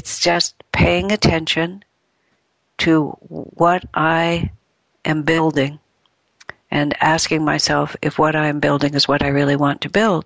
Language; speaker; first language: English; native; English